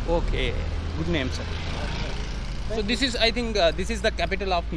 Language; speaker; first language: English; non-native, local second language; Dogri